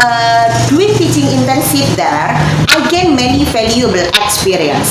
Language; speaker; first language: English; non-native, fluent; Javanese